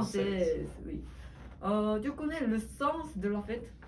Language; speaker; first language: French; non-native, learner; Korean